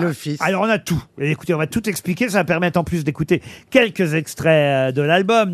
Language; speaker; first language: French; native; French